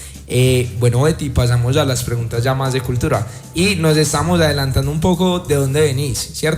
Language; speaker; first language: Spanish; native; Spanish